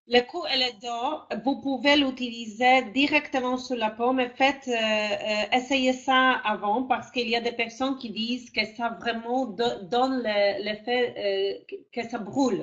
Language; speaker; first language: French; non-native, fluent; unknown